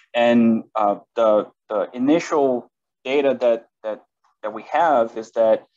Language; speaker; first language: English; non-native, fluent; Portuguese